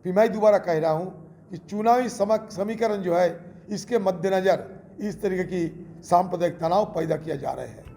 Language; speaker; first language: Hindi; non-native, local second language; Bangla